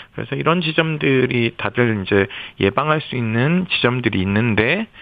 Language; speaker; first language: Korean; native; Korean